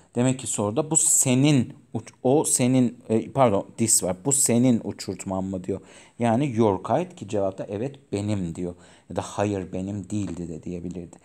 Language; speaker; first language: Turkish; non-native, fluent; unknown